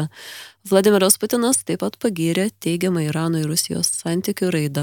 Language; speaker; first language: Lithuanian; native; Lithuanian